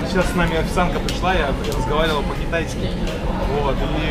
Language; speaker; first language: Russian; native; Russian